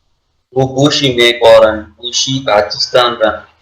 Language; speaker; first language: Chinese; non-native, learner; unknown